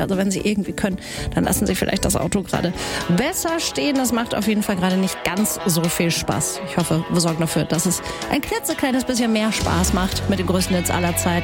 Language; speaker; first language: German; native; German